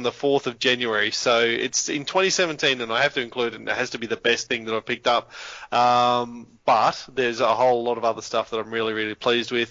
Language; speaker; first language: English; native; English